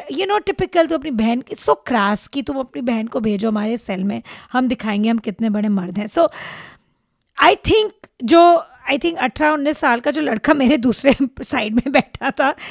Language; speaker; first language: Hindi; non-native, local second language; Marathi